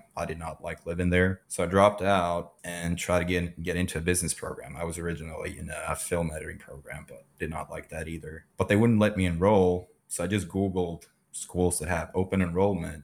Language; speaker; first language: English; non-native, fluent; Swedish